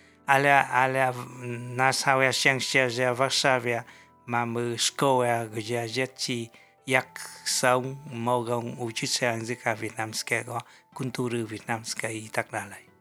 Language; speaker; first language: Polish; non-native, fluent; Vietnamese